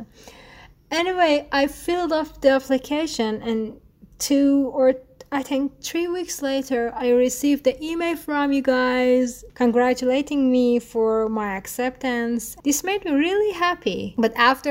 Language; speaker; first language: English; non-native, fluent; Persian